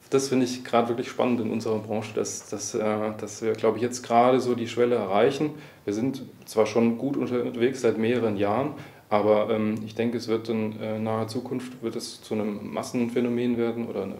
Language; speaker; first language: German; native; German